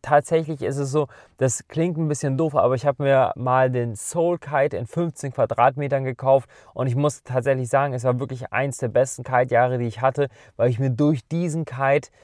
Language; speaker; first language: German; native; German